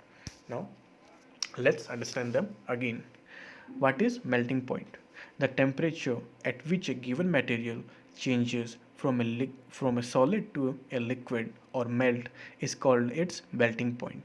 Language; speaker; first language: English; non-native, local second language; Hindi